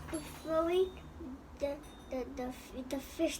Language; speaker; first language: English; native; English